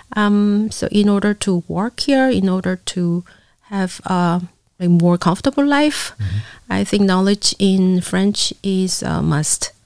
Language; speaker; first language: English; non-native, fluent; Korean